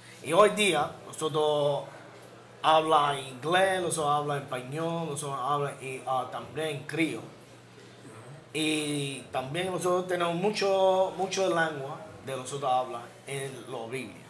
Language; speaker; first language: Spanish; non-native, learner; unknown